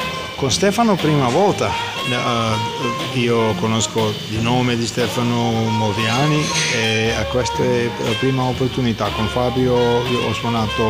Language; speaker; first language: Italian; non-native, learner; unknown